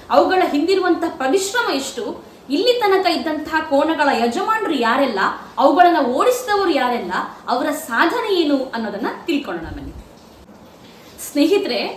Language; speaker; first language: Kannada; non-native, local second language; Tulu